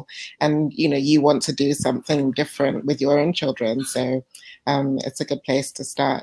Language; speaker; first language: English; native; English